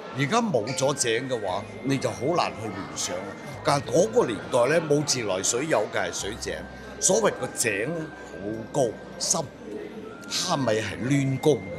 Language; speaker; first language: Cantonese; non-native, local second language; Hakka Chinese